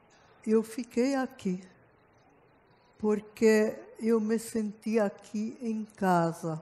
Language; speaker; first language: Portuguese; non-native, fluent; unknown